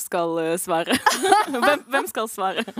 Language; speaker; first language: Norwegian; non-native, learner; Romanian